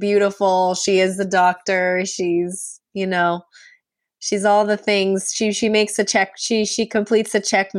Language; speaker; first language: English; non-native, fluent; Punjabi